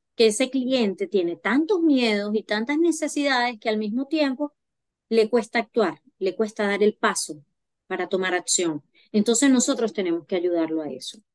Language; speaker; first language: Spanish; native; Spanish